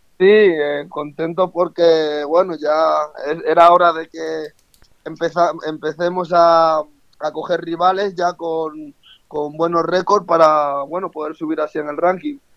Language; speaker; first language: Spanish; native; Spanish